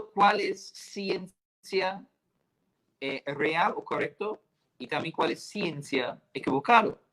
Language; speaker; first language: Spanish; non-native, fluent; English